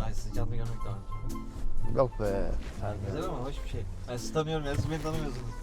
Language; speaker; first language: Turkish; native; Turkish